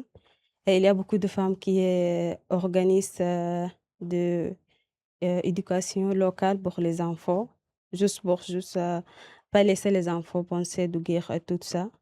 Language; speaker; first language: French; non-native, learner; Arabic